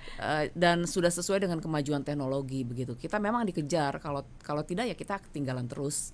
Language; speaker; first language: Indonesian; native; Indonesian